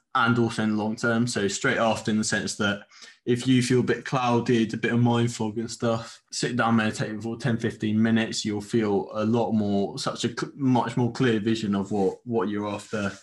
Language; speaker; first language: English; non-native, fluent; Spanish